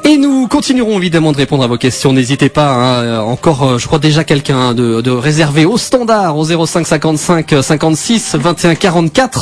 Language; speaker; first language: French; native; French